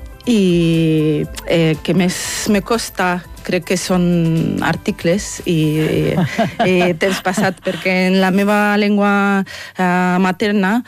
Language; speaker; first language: Catalan; non-native, learner; Russian